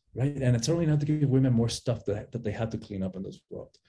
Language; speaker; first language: English; early bilingual, other home language; Spanish